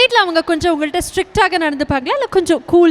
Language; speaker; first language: Tamil; native; Tamil